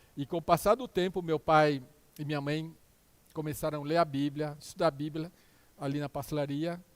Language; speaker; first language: Portuguese; early bilingual, other home language; Min Nan Chinese